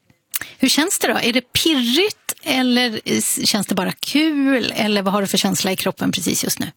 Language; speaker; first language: Swedish; native; Swedish